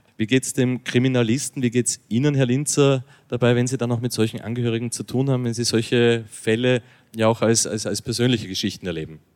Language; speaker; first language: German; native; German